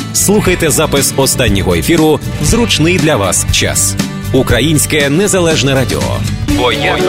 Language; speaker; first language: Ukrainian; native; Ukrainian